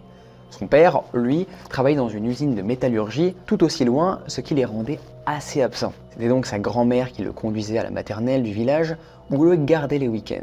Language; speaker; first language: French; native; French